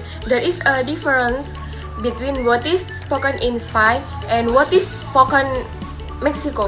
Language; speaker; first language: English; non-native, learner; Indonesian